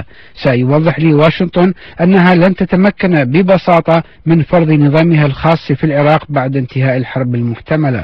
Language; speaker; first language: Arabic; native; Arabic